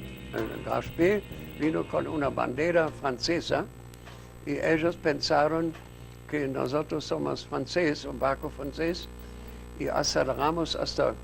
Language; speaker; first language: Spanish; non-native, fluent; German